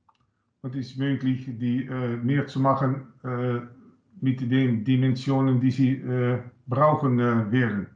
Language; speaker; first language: German; non-native, learner; Dutch